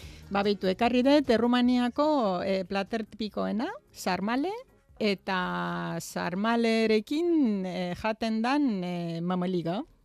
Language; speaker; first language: Basque; non-native, fluent; Romanian